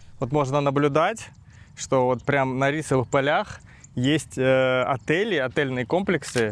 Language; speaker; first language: Russian; native; Russian